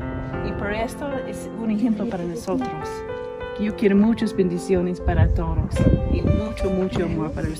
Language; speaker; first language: Spanish; non-native, learner; English